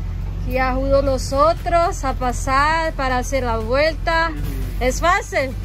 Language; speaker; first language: Spanish; non-native, learner; Portuguese